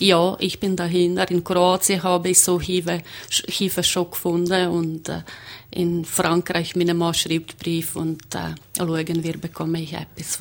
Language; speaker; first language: German; non-native, learner; Croatian